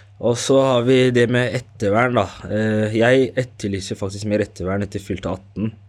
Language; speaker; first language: Norwegian; early bilingual, other home language; Somali